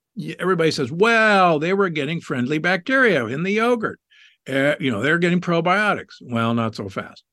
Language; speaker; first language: English; native; English